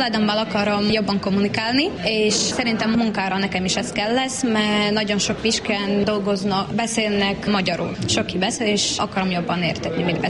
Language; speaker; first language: Hungarian; early bilingual, heritage; Ukrainian